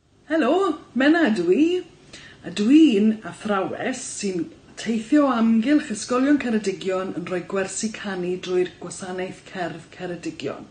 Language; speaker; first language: Welsh; native; Welsh